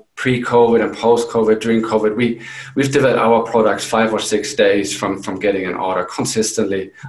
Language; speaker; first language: English; non-native, fluent; German